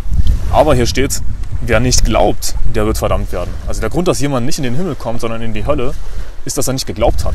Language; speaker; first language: German; native; German